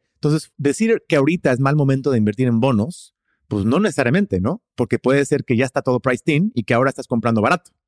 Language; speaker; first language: Spanish; early bilingual, heritage; Spanish